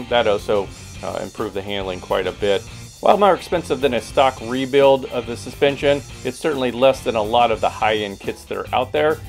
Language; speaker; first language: English; native; English